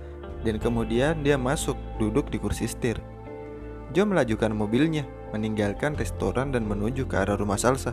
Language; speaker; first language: Indonesian; native; Indonesian